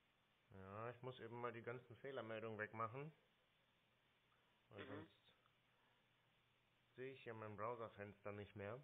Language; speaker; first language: German; native; German